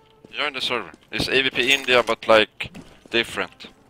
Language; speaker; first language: English; non-native, fluent; Swedish